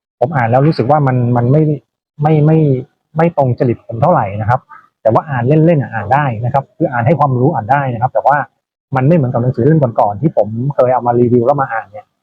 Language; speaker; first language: Thai; native; Thai